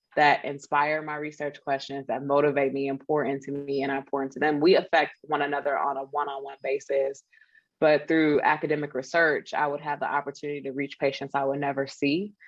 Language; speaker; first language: English; native; English